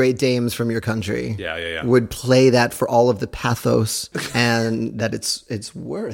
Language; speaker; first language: English; native; English